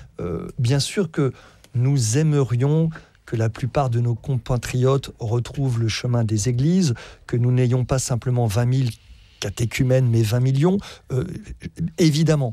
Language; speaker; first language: French; native; French